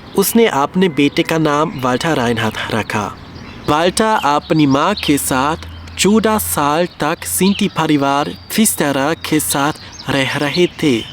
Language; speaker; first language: Hindi; non-native, learner; German